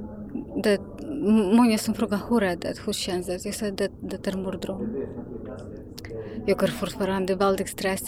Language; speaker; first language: Swedish; non-native, learner; Ukrainian